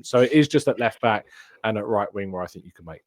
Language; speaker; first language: English; native; English